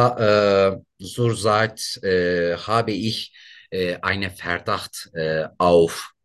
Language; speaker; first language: German; non-native, learner; Turkish